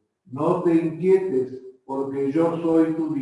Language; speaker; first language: Spanish; native; Spanish